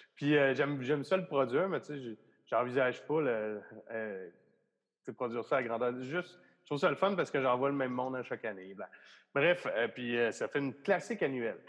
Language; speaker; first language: French; native; French